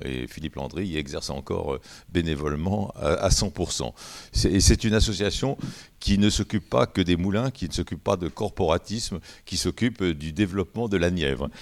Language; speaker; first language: French; native; French